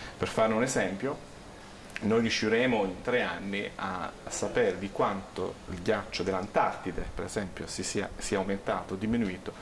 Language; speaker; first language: Italian; native; Italian